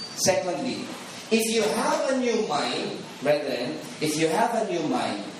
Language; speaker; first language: English; non-native, local second language; Filipino